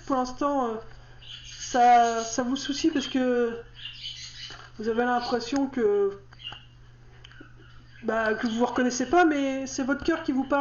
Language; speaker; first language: French; native; French